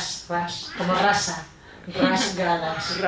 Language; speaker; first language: Spanish; native; Spanish